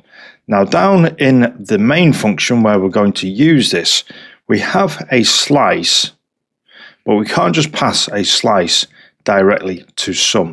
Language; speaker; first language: English; native; English